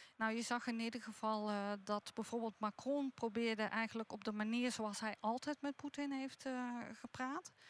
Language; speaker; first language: Dutch; native; Dutch